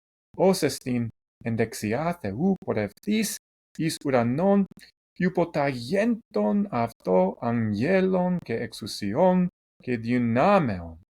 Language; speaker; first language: Greek; non-native, learner; English